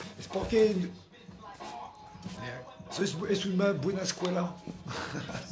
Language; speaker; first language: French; non-native, learner; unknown